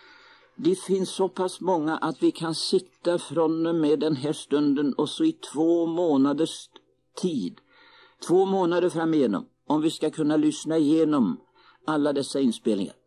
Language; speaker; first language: Swedish; native; Swedish